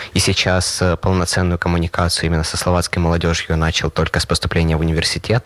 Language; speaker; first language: Russian; native; Russian